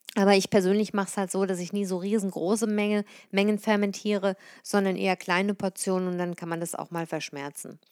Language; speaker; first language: German; native; German